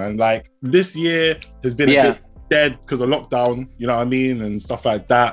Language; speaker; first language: English; native; English